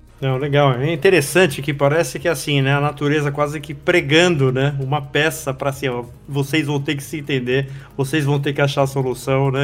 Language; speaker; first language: Portuguese; native; Portuguese